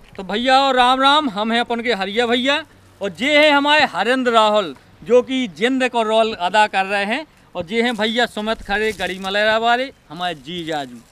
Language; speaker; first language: Hindi; native; Hindi